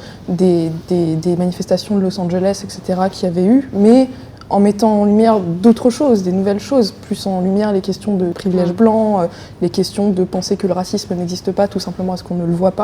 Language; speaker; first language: French; native; French